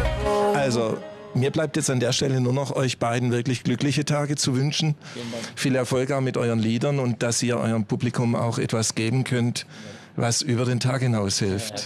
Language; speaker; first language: German; native; German